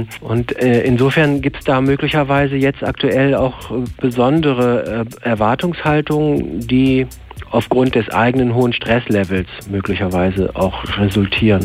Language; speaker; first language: German; native; German